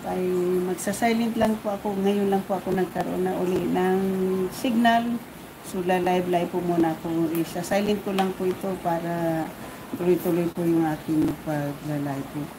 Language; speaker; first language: Filipino; non-native, local second language; Cebuano